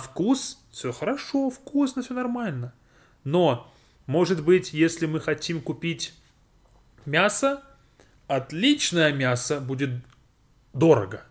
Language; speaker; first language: Russian; non-native, fluent; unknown